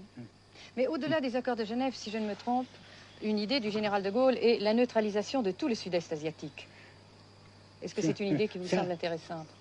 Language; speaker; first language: French; native; French